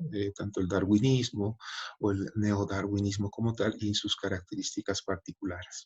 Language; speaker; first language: Spanish; native; Spanish